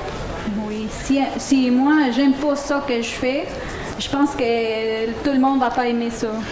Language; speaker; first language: French; non-native, fluent; Spanish